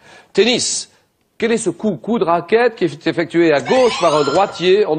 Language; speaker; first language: French; native; French